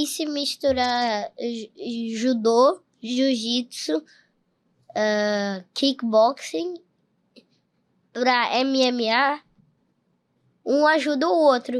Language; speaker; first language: Portuguese; early bilingual, heritage; Portuguese